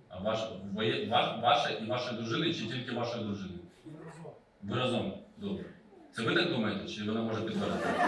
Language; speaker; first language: Ukrainian; non-native, local second language; Russian